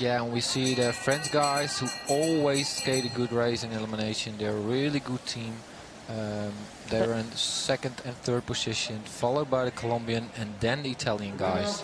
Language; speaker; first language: English; non-native, fluent; Dutch